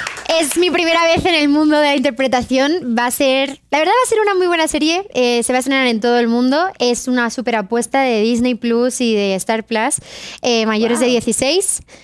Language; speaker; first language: Spanish; native; Spanish